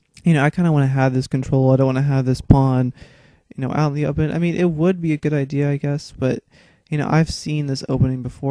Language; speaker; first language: English; native; English